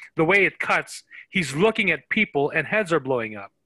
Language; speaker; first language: English; non-native, local second language; Filipino